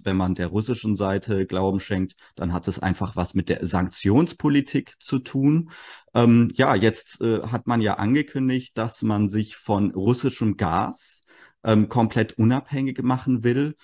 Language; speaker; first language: German; native; German